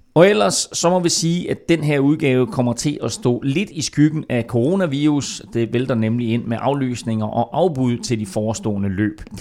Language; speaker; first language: Danish; native; Danish